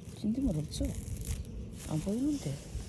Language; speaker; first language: Korean; native; Korean